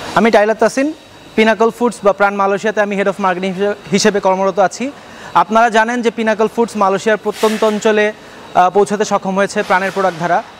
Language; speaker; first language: Bangla; native; Bangla